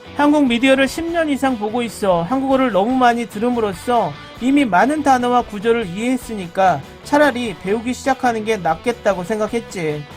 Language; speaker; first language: Korean; native; Korean